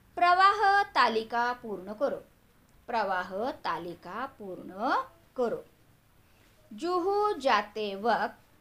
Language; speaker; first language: Hindi; non-native, local second language; Marathi